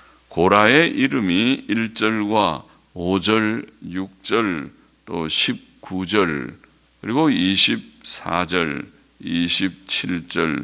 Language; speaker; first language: Korean; native; Korean